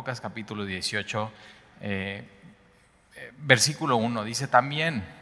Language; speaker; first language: Spanish; native; Spanish